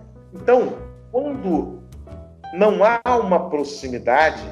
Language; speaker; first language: Portuguese; native; Portuguese